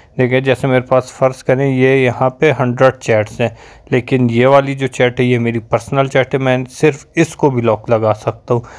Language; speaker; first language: Urdu; native; Urdu